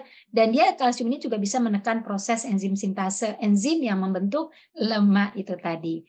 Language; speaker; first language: Indonesian; native; Indonesian